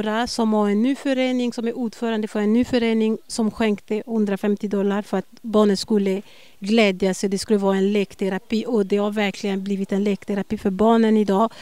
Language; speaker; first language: Swedish; non-native, fluent; Lingala